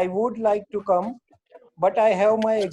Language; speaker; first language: English; non-native, learner; Gujarati